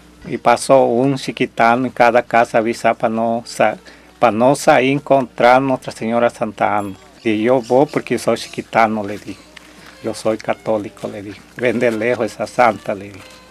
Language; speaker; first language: Portuguese; non-native, local second language; Spanish